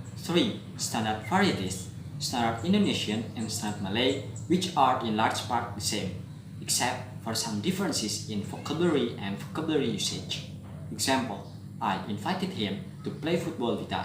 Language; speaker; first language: English; non-native, learner; Indonesian